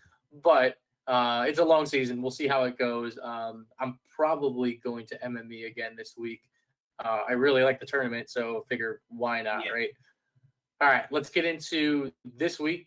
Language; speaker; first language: English; native; English